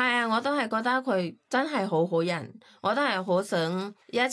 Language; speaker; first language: Cantonese; non-native, learner; Thai